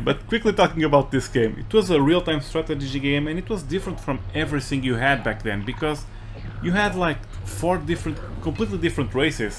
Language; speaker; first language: English; non-native, fluent; Portuguese